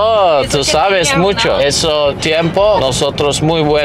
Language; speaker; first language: Spanish; non-native, learner; Turkish